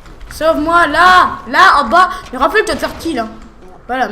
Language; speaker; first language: French; native; French